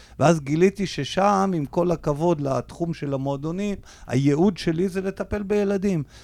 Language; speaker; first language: Hebrew; native; Hebrew